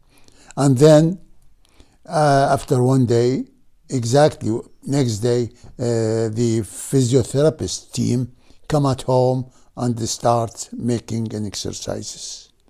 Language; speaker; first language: English; non-native, fluent; Arabic